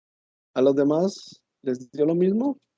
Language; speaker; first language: Spanish; native; Spanish